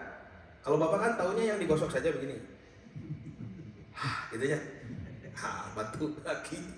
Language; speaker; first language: Indonesian; native; Indonesian